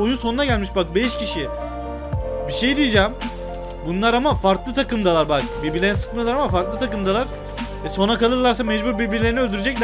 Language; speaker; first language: Turkish; native; Turkish